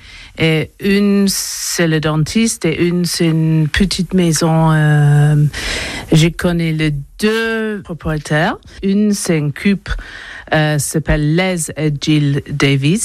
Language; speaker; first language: French; non-native, learner; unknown